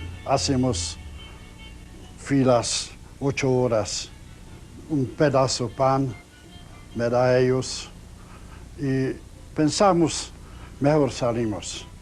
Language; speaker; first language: Spanish; non-native, learner; Hungarian